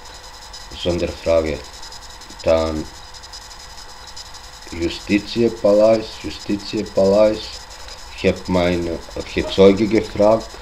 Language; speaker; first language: Dutch; non-native, local second language; Albanian